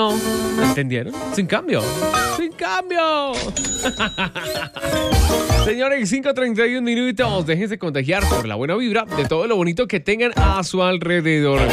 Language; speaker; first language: Spanish; native; Spanish